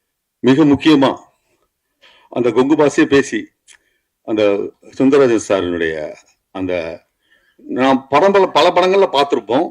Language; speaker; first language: Tamil; native; Tamil